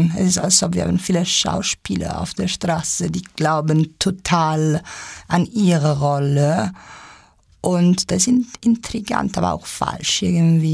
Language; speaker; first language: German; non-native, fluent; Italian